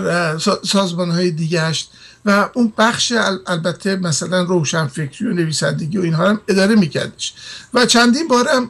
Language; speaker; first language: Persian; native; Persian